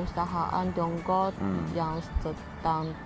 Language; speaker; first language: Indonesian; non-native, learner; Chinese